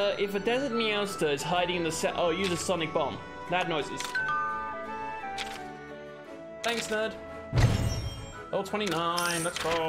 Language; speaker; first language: English; native; English